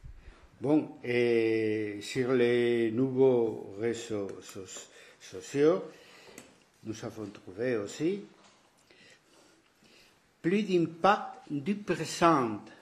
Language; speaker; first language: French; non-native, fluent; Spanish